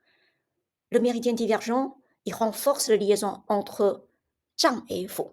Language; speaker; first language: French; non-native, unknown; Chinese